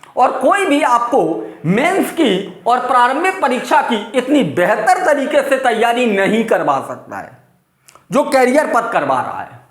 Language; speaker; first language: Hindi; native; Hindi